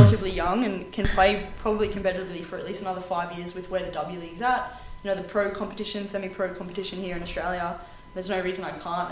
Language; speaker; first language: English; native; English